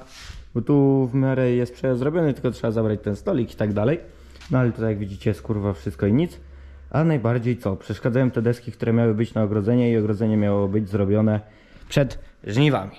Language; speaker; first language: Polish; native; Polish